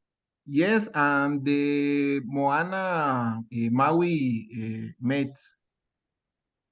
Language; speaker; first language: English; non-native, learner; Spanish